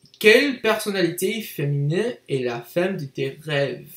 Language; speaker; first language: French; non-native, learner; English